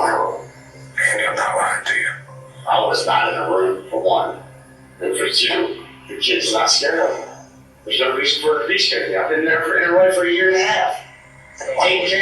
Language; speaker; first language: English; native; English